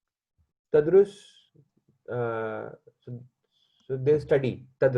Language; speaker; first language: English; non-native, learner; Hindi